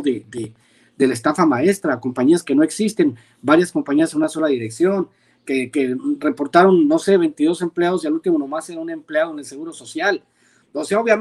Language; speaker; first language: Spanish; native; Spanish